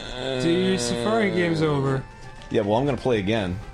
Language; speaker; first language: English; native; English